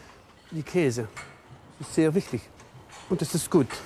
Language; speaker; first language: German; non-native, learner; Dutch